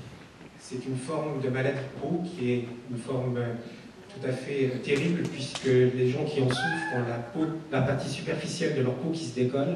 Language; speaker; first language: French; native; French